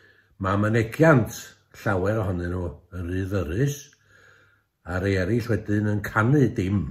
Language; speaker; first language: Welsh; native; Welsh